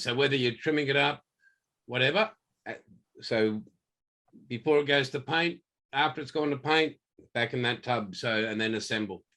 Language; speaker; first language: English; native; English